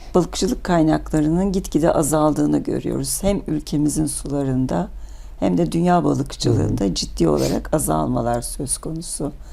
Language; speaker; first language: Turkish; native; Turkish